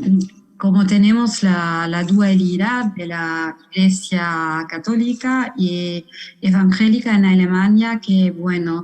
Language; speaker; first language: Spanish; non-native, fluent; German